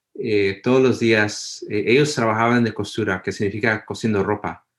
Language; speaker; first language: Spanish; early bilingual, heritage; Spanish